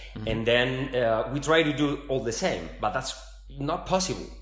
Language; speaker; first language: English; non-native, fluent; Spanish